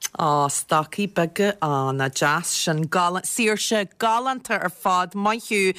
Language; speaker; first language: Irish; native; Irish